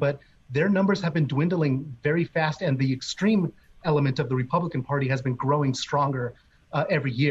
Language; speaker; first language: English; native; English